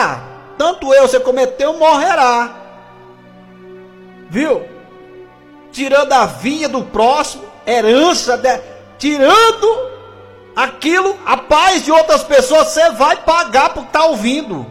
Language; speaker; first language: Portuguese; native; Portuguese